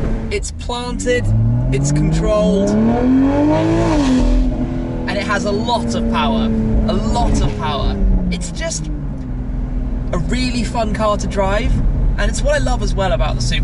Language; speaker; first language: English; native; English